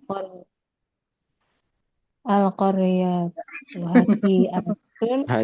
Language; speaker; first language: Arabic; non-native, learner; Indonesian